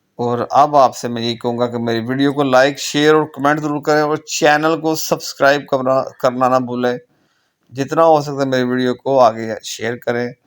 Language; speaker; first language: Urdu; non-native, local second language; Punjabi